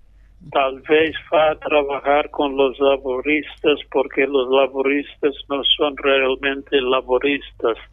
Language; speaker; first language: Spanish; non-native, fluent; English